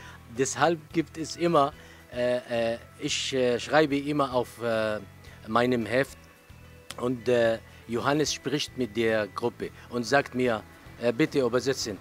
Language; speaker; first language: German; non-native, learner; Arabic